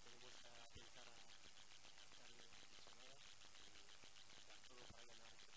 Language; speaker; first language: Spanish; non-native, learner; French